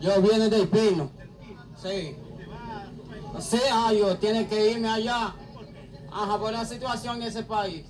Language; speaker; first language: Spanish; non-native, learner; Haitian Creole